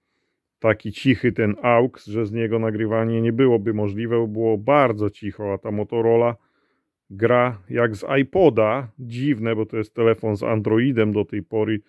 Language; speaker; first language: Polish; native; Polish